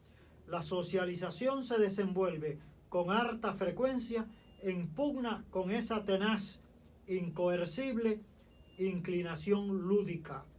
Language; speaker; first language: Spanish; native; Spanish